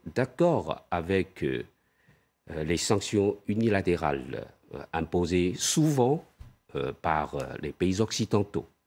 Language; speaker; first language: French; non-native, fluent; Chinese